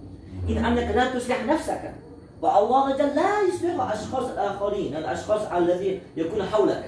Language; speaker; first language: Arabic; non-native, learner; Uzbek